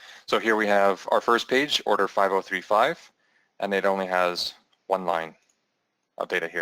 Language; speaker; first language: English; native; English